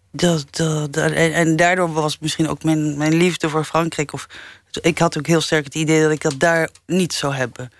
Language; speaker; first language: Dutch; early bilingual, other home language; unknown